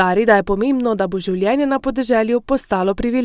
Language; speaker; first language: Slovenian; native; Slovenian